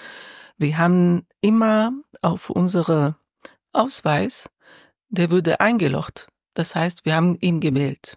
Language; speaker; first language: German; non-native, learner; Arabic